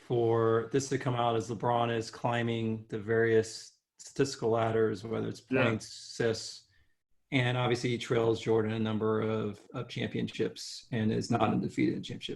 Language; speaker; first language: English; native; English